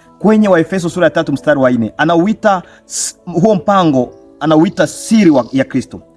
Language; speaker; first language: Swahili; native; Swahili